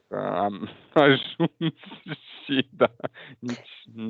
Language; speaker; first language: Romanian; non-native, fluent; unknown